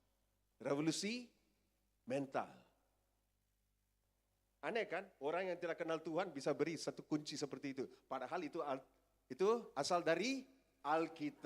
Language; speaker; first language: Indonesian; non-native, fluent; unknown